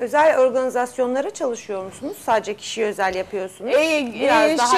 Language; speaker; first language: Turkish; native; Turkish